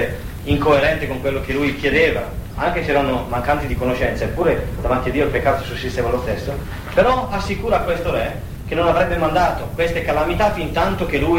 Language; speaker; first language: Italian; native; Italian